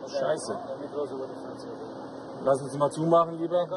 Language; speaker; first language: German; native; German